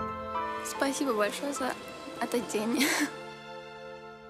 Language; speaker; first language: Russian; non-native, fluent; Armenian